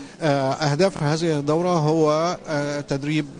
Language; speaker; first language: Arabic; native; Arabic